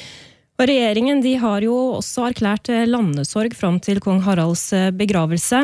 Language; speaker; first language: Norwegian; native; Norwegian